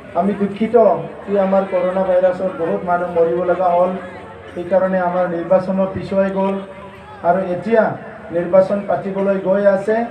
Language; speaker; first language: Assamese; non-native, local second language; Bodo